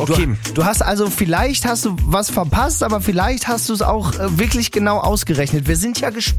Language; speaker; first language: German; native; German